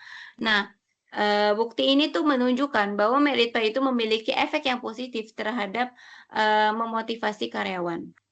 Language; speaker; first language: Indonesian; native; Indonesian